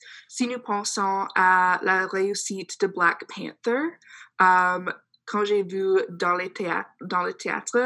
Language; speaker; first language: French; non-native, fluent; English